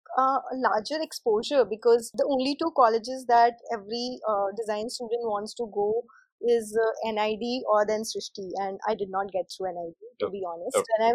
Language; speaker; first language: English; non-native, local second language; Hindi